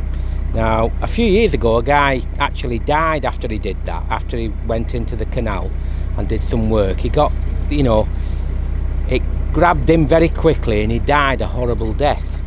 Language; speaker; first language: English; native; English